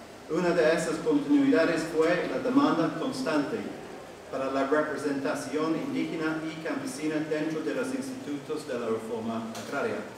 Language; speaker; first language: Spanish; non-native, fluent; English